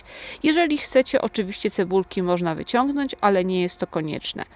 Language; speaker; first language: Polish; native; Polish